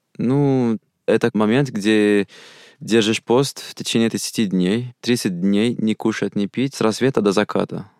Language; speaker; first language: Russian; non-native, fluent; Arabic